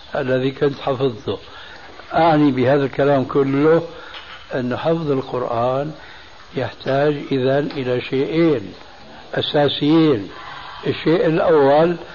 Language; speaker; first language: Arabic; early bilingual, other home language; Albanian